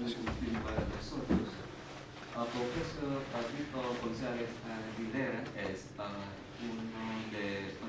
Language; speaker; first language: Spanish; non-native, learner; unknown